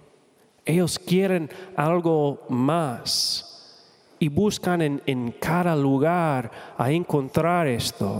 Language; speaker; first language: Spanish; non-native, fluent; English